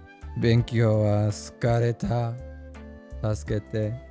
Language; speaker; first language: Japanese; non-native, learner; English